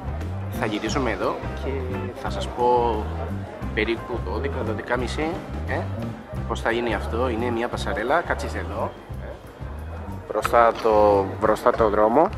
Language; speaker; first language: Greek; non-native, learner; Spanish